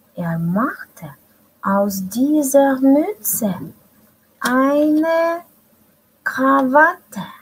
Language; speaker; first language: German; non-native, fluent; Russian